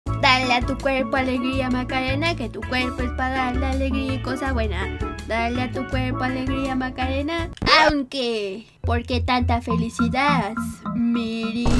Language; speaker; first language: Spanish; native; Spanish